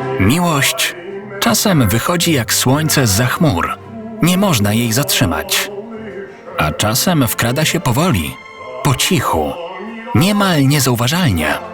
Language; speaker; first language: Polish; native; Polish